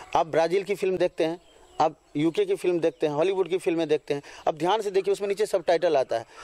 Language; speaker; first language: Hindi; non-native, local second language; Maithili